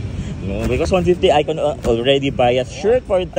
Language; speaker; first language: English; non-native, local second language; Filipino